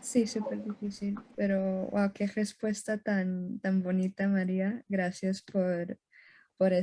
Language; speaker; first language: Spanish; early bilingual, heritage; Spanish